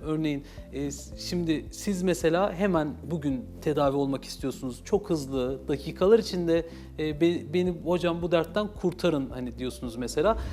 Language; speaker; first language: Turkish; native; Turkish